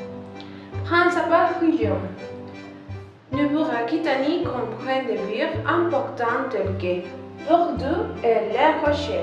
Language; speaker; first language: French; non-native, learner; Spanish